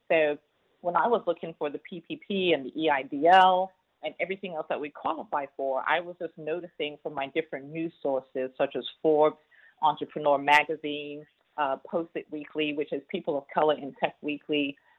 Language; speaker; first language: English; native; English